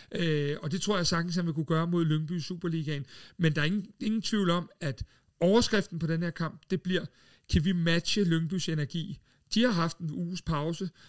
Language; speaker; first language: Danish; native; Danish